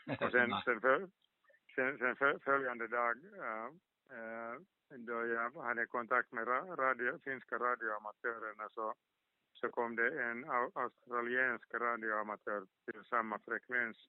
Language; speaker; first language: Swedish; non-native, local second language; Finnish